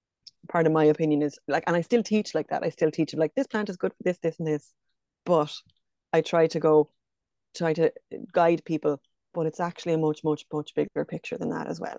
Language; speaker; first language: English; native; English